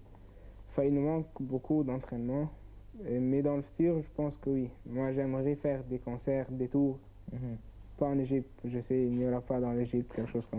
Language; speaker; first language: French; non-native, learner; Arabic